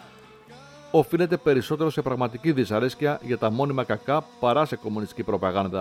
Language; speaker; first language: Greek; native; Greek